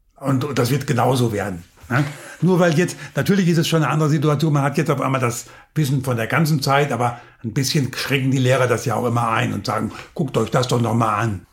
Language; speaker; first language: German; native; German